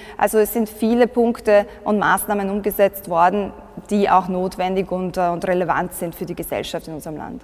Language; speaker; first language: German; early bilingual, other home language; Bosnian